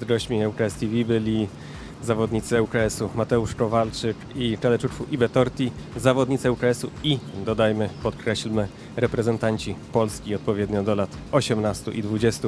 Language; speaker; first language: Polish; native; Polish